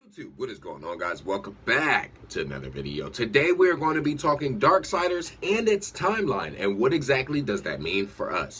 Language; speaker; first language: English; native; English